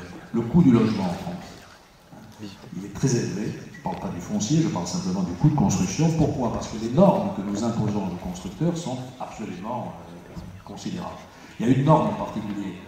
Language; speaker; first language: French; native; French